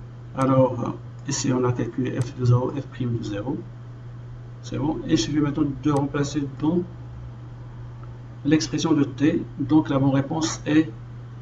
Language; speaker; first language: French; non-native, local second language; Arabic